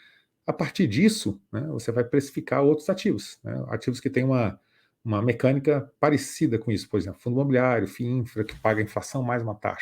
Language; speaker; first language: Portuguese; native; Portuguese